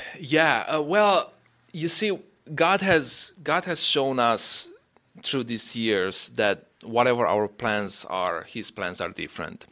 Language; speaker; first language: English; non-native, fluent; Romanian